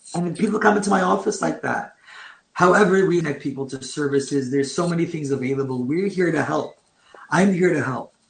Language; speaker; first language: English; native; English